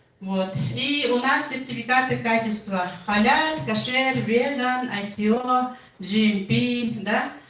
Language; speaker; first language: Russian; non-native, local second language; Yakut